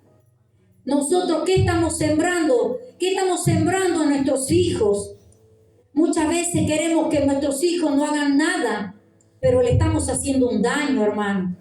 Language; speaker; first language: Spanish; native; Spanish